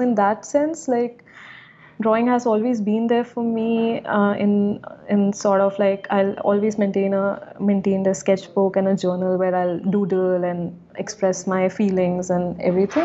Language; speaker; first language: English; non-native, local second language; Hindi